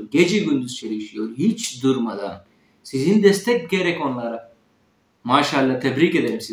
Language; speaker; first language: Turkish; non-native, fluent; Urdu